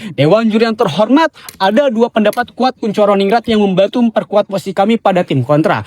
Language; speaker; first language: Indonesian; native; Indonesian